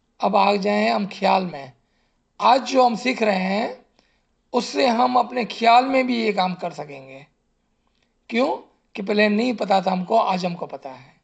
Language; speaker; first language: Urdu; non-native, local second language; Gujarati